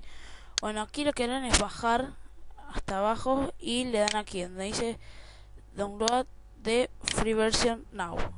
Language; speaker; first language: Spanish; native; Spanish